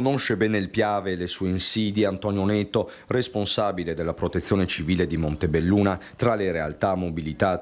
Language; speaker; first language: Italian; native; Italian